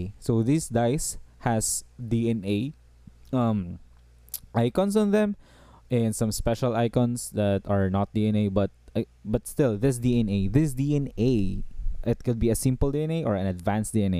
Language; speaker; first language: English; non-native, local second language; Filipino